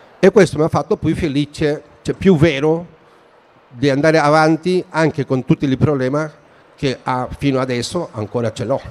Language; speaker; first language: Italian; non-native, fluent; Spanish